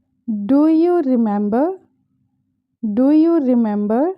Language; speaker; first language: English; non-native, fluent; Hindi